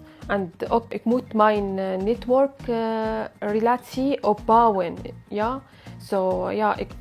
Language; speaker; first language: Dutch; non-native, learner; Arabic